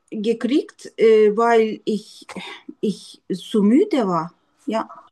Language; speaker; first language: German; non-native, learner; Turkish